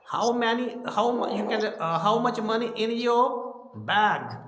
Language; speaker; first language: English; non-native, local second language; Hindi